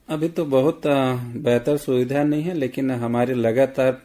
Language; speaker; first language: Hindi; native; Hindi